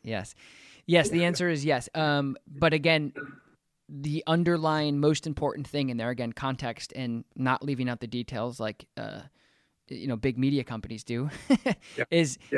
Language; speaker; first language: English; native; English